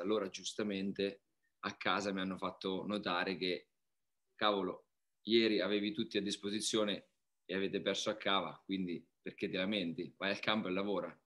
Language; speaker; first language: Italian; native; Italian